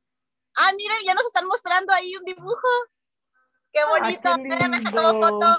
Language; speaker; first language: Spanish; native; Spanish